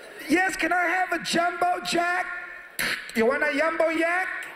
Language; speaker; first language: English; early bilingual, other home language; Spanish